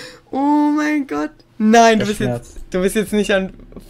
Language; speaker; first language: German; native; German